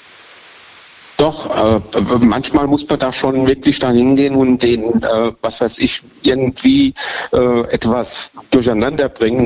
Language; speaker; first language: German; native; German